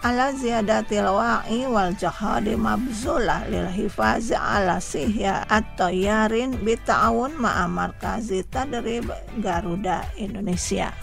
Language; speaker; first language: Arabic; non-native, fluent; Indonesian